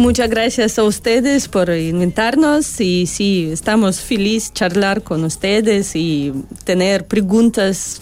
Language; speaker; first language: Spanish; non-native, learner; Russian